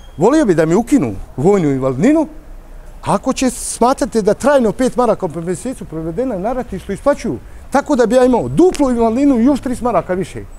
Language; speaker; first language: Serbian; native; Serbian